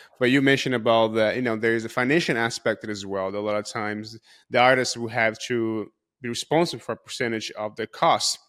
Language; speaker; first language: English; non-native, fluent; Portuguese